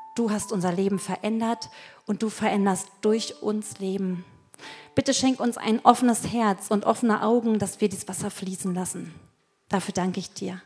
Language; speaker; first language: German; native; German